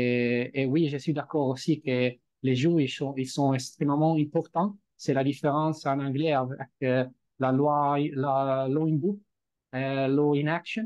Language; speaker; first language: French; non-native, fluent; Italian